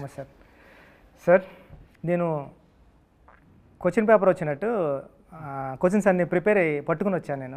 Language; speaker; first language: Telugu; native; Telugu